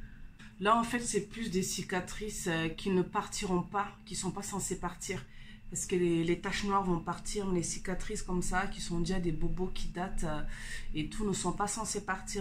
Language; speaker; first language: French; native; French